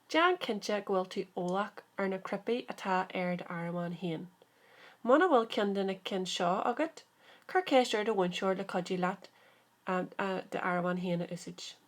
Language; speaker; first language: Irish; native; Irish